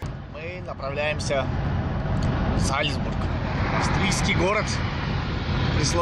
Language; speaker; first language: Russian; native; Russian